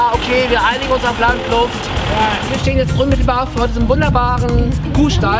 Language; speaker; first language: German; native; German